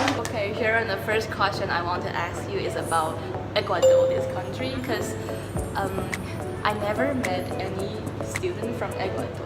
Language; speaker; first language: English; non-native, fluent; Chinese